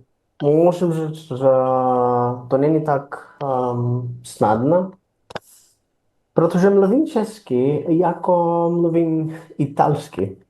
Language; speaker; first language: Czech; non-native, learner; Portuguese